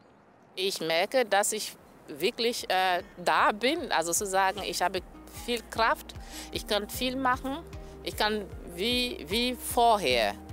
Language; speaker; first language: German; non-native, fluent; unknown